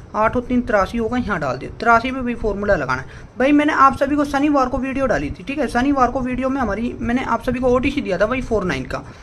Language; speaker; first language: Hindi; native; Hindi